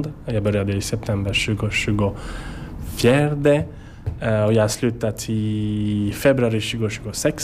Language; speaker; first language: Swedish; non-native, learner; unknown